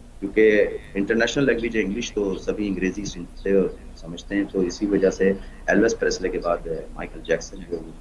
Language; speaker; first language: Urdu; native; Urdu